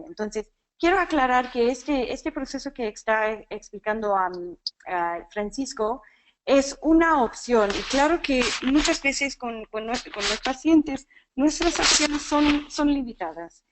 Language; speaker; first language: Spanish; non-native, fluent; English